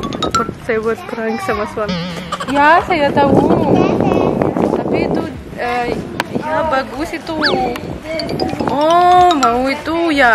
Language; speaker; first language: Indonesian; non-native, learner; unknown